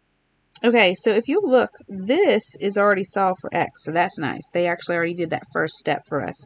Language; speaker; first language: English; native; English